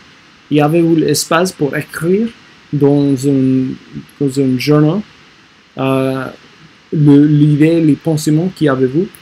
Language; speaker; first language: French; non-native, learner; English